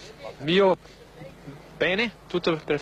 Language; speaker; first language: Italian; non-native, learner; Finnish